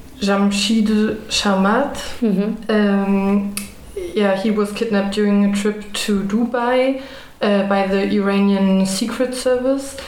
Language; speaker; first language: English; non-native, fluent; German